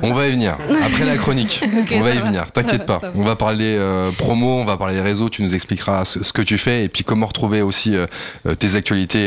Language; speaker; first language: French; native; French